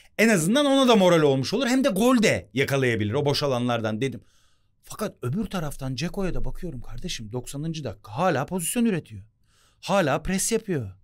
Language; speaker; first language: Turkish; native; Turkish